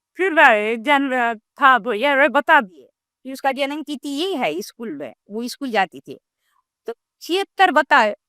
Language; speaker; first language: Hindi; non-native, local second language; Gondi